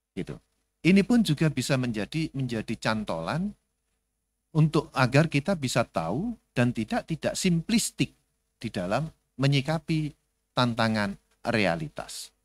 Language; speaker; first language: Indonesian; native; Indonesian